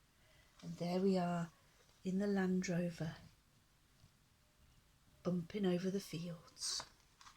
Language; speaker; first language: English; native; English